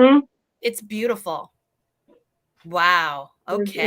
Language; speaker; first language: English; native; English